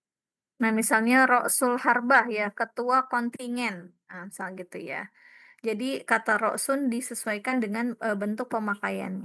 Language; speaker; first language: Indonesian; native; Indonesian